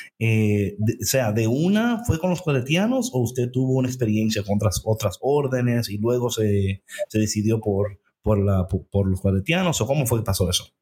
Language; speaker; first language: Spanish; early bilingual, heritage; Spanish